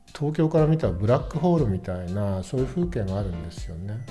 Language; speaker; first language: Japanese; native; Japanese